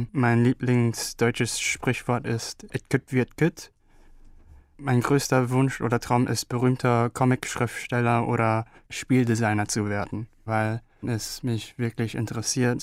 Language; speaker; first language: German; early bilingual, other home language; Korean